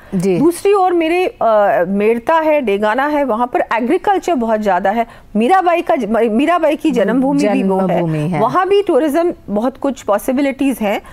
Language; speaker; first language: Hindi; native; Hindi